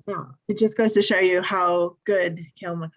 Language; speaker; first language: English; native; English